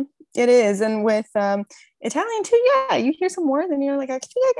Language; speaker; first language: English; non-native, fluent; Portuguese